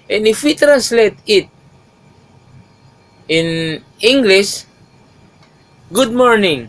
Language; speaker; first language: English; non-native, local second language; Maguindanaon